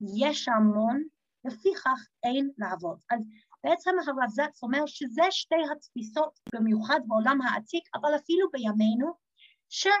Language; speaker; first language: Hebrew; non-native, fluent; English